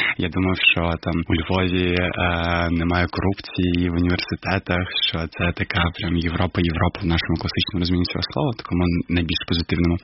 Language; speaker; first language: Ukrainian; non-native, local second language; Crimean Tatar